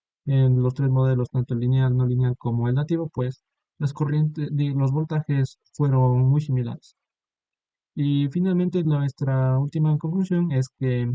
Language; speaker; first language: Spanish; native; Spanish